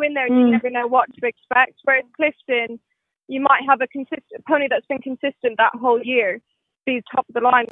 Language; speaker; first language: English; native; English